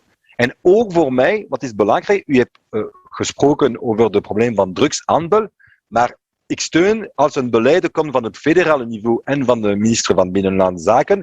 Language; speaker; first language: Dutch; non-native, local second language; French